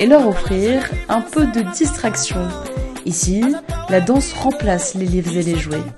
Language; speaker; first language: French; native; French